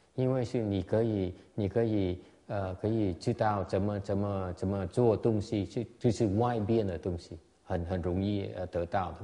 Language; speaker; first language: Chinese; non-native, learner; Vietnamese